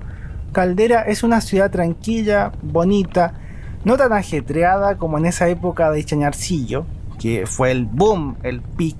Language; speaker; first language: Spanish; native; Spanish